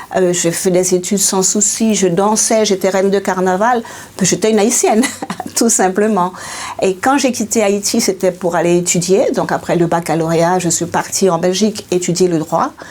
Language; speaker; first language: French; native; French